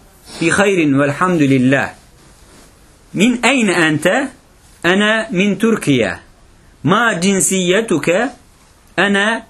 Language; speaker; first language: Arabic; non-native, fluent; Turkish